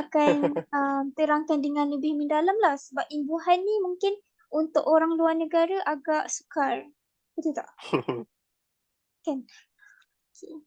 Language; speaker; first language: Malay; native; Malay